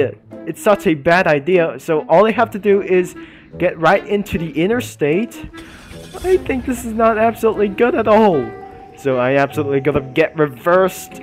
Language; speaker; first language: English; non-native, learner; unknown